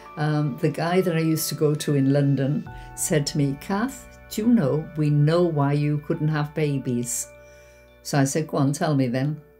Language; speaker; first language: English; native; English